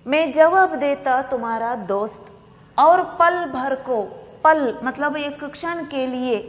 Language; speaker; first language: Hindi; non-native, local second language; Kannada